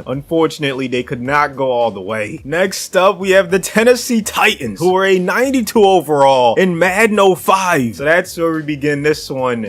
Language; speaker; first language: English; native; English